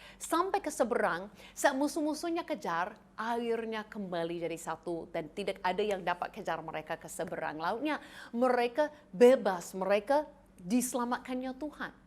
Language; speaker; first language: Indonesian; non-native, fluent; English